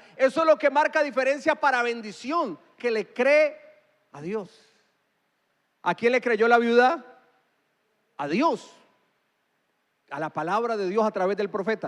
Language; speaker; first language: Spanish; native; Spanish